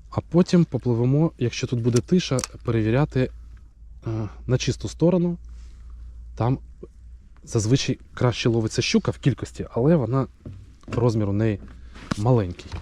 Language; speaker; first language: Ukrainian; native; Ukrainian